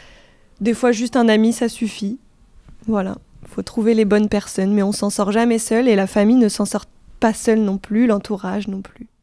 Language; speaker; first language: French; native; French